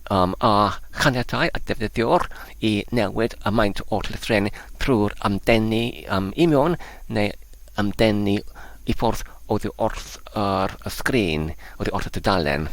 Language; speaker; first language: Welsh; non-native, learner; English